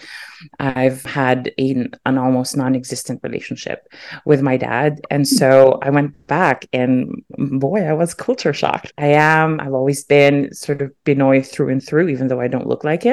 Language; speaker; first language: English; non-native, local second language; German